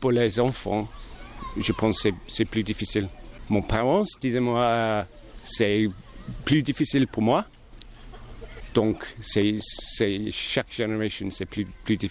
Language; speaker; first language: French; non-native, learner; English